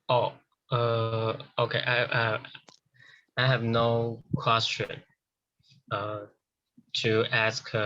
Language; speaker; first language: English; non-native, learner; Chinese